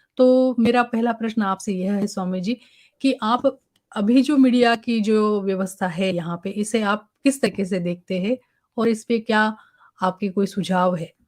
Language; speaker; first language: Hindi; non-native, local second language; Marathi